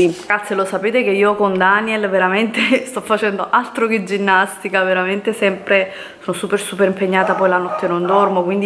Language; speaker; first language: Italian; native; Italian